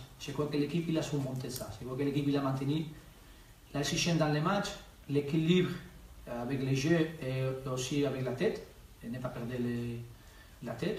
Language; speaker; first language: French; non-native, learner; Spanish